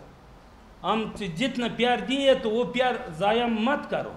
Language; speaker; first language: Urdu; non-native, learner; Pashto